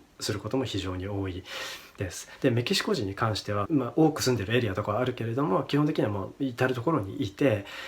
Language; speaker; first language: Japanese; native; Japanese